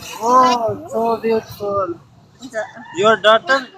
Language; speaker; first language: English; non-native, learner; Urdu